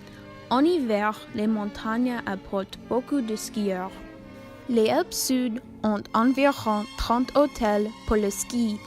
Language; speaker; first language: French; non-native, learner; English